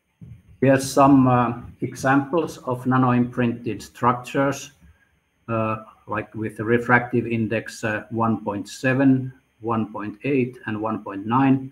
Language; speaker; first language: English; non-native, fluent; Finnish